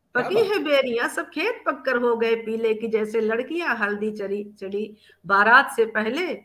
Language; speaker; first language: Hindi; native; Hindi